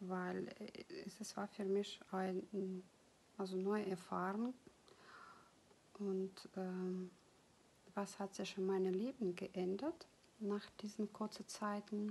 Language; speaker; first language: German; non-native, fluent; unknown